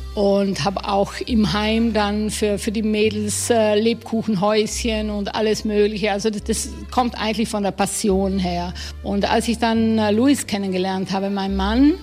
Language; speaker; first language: German; native; German